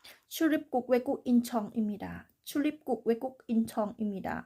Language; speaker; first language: Korean; non-native, learner; Thai